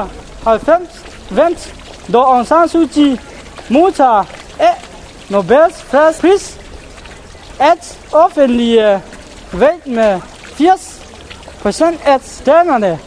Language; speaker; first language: Danish; non-native, learner; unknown